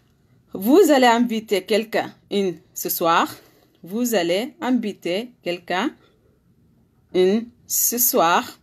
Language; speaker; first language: French; non-native, learner; Arabic